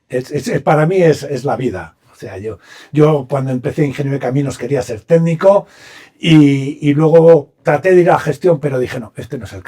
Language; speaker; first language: Spanish; native; Spanish